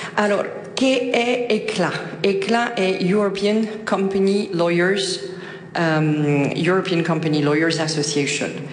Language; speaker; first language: Italian; non-native, fluent; French